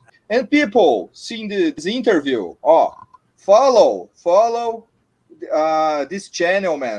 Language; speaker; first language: English; non-native, learner; Portuguese